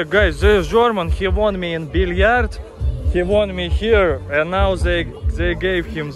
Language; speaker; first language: English; non-native, fluent; Russian